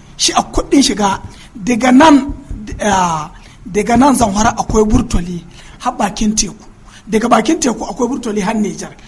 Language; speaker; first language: Hausa; non-native, local second language; Fula